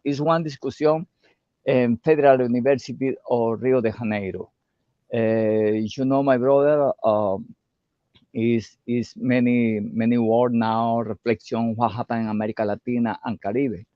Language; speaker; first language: English; non-native, learner; Spanish